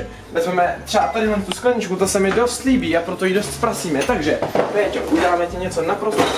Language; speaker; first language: Czech; native; Czech